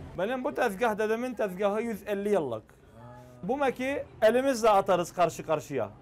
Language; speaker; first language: Turkish; native; Turkish